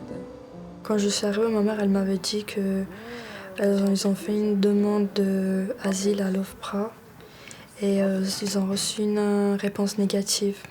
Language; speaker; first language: French; early bilingual, other home language; Georgian